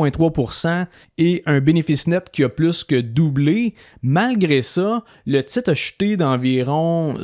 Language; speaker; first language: French; native; French